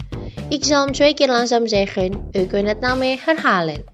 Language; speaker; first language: Dutch; non-native, fluent; Indonesian